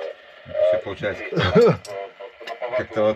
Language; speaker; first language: Russian; native; Russian